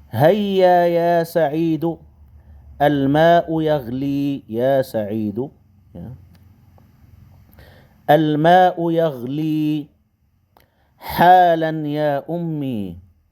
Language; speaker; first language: Arabic; non-native, fluent; Indonesian